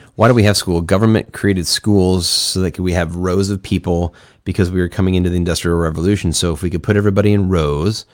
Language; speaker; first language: English; native; English